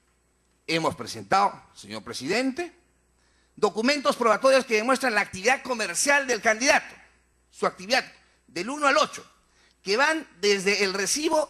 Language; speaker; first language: Spanish; native; Spanish